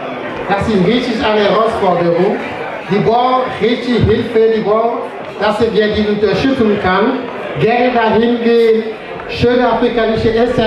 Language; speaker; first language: German; non-native, fluent; French